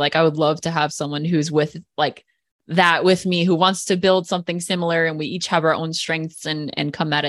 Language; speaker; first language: English; native; English